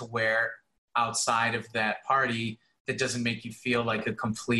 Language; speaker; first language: English; native; English